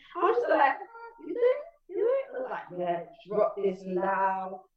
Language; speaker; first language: English; native; English